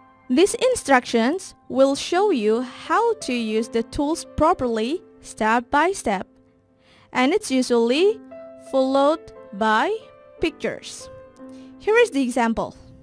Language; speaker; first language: English; non-native, fluent; Indonesian